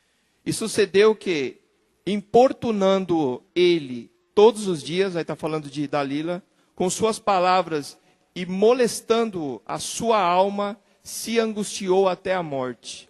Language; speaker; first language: Portuguese; native; Portuguese